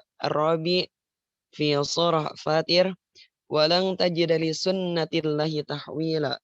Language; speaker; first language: Arabic; non-native, learner; Indonesian